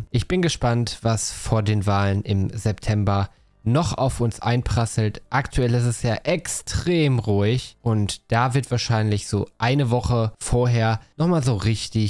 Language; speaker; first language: German; native; German